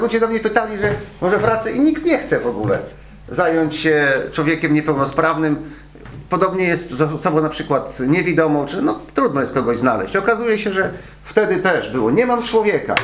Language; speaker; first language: Polish; native; Polish